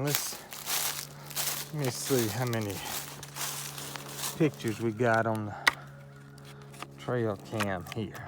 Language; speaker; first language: English; native; English